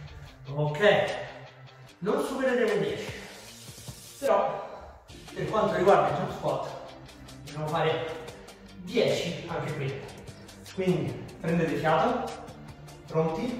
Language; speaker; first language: Italian; native; Italian